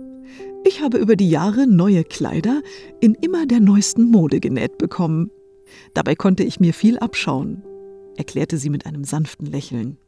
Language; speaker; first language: German; native; German